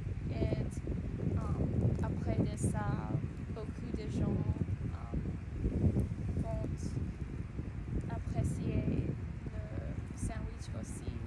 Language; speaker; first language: French; non-native, learner; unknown